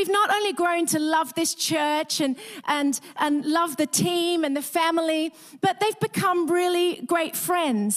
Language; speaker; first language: English; native; English